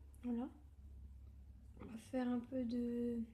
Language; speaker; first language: French; native; French